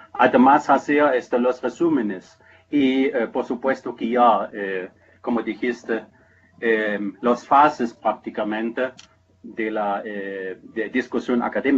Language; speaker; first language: Spanish; non-native, fluent; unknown